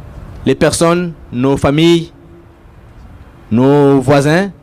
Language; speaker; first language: French; non-native, local second language; Kinyarwanda